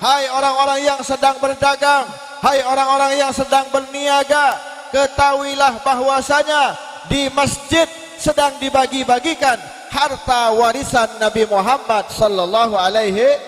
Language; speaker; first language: Indonesian; native; Indonesian